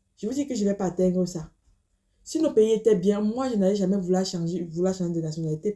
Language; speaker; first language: French; native; French